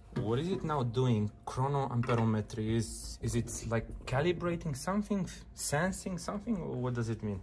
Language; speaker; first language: English; non-native, fluent; Romanian